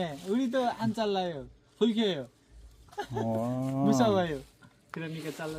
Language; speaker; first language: Korean; non-native, learner; Nepali